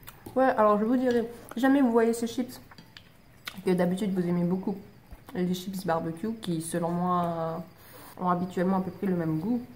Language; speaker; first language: French; native; French